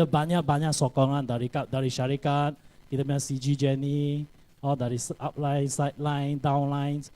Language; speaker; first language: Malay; non-native, local second language; Chinese